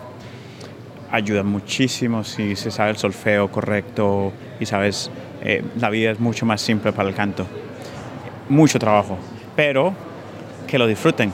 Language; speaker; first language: Spanish; native; Spanish